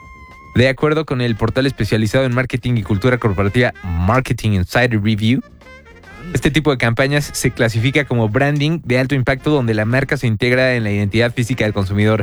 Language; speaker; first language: Spanish; native; Spanish